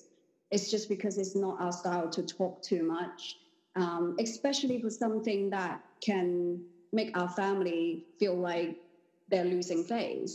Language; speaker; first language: English; non-native, local second language; Cantonese